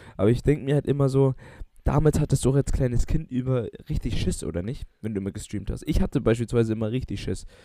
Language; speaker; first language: German; native; German